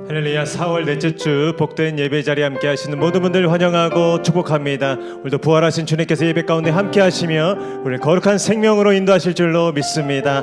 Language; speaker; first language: Korean; native; Korean